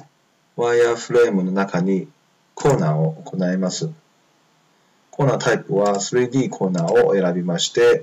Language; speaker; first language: Japanese; non-native, fluent; Chinese